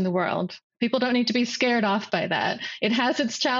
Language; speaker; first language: English; native; English